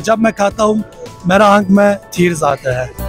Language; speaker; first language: Hindi; non-native, learner; Turkish